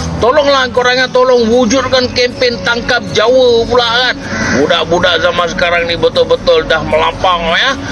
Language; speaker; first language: Malay; native; Malay